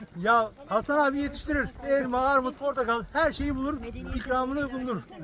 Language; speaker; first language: Turkish; native; Turkish